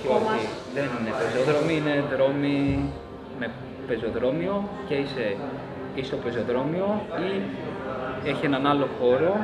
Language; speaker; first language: Greek; early bilingual, other home language; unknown